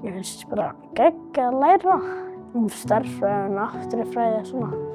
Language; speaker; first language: Icelandic; non-native, learner; Arabic